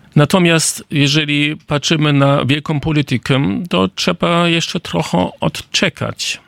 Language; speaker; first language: Polish; non-native, fluent; German